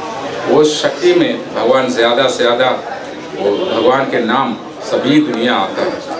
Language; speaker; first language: Hindi; non-native, local second language; Telugu